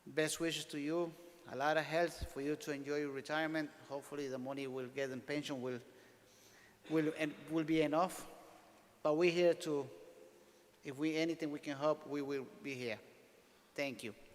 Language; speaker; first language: English; non-native, fluent; Spanish